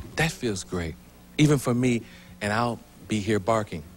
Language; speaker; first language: English; native; English